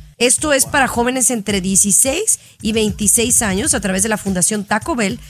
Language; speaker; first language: Spanish; native; Spanish